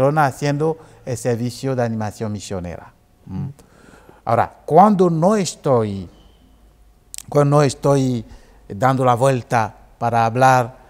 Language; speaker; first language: Spanish; non-native, fluent; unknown